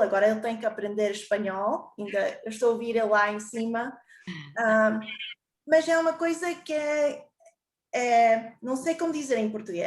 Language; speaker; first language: Portuguese; early bilingual, heritage; Portuguese